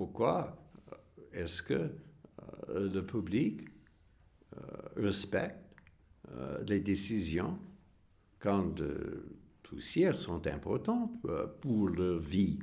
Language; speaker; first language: French; non-native, fluent; English